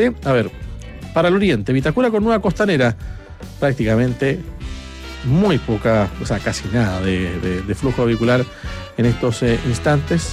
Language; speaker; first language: Spanish; native; Spanish